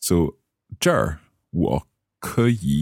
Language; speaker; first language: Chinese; non-native, learner; English